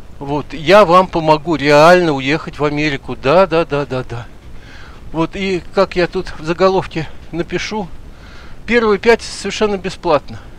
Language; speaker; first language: Russian; native; Russian